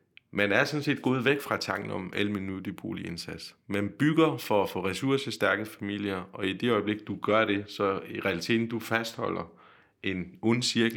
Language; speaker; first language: Danish; non-native, fluent; Turkish